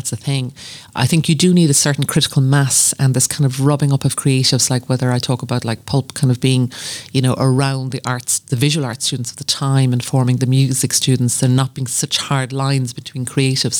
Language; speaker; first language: English; native; English